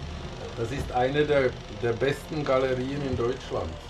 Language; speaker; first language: German; non-native, fluent; Czech